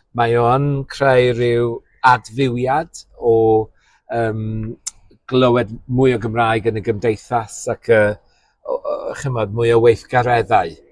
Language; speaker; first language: Welsh; native; Welsh